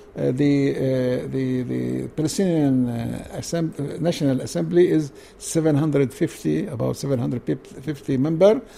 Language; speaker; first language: English; non-native, learner; Arabic